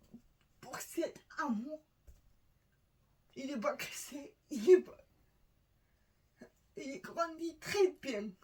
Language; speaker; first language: French; non-native, learner; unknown